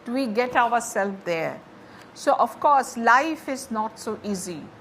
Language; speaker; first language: English; non-native, local second language; Bangla